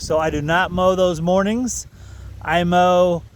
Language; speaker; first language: English; native; English